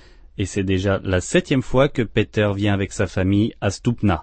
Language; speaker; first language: French; native; French